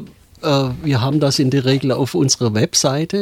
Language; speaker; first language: German; native; German